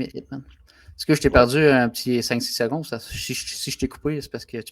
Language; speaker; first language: French; native; French